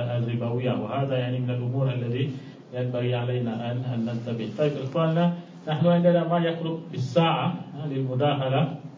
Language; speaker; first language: Arabic; non-native, fluent; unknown